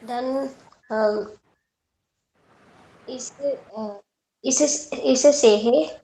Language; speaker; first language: German; non-native, learner; Hindi